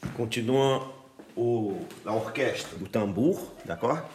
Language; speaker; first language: French; non-native, fluent; Portuguese